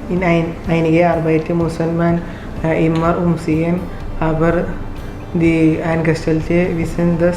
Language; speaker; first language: German; non-native, learner; Malayalam